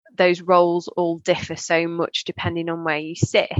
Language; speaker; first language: English; native; English